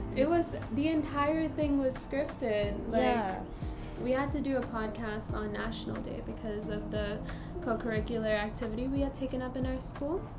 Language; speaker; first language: English; native; English